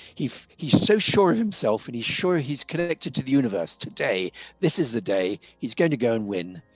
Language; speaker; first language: English; native; English